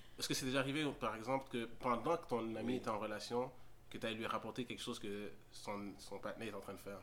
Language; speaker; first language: French; native; French